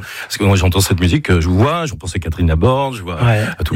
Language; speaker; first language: French; native; French